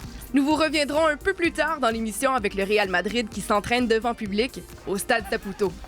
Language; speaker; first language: French; native; French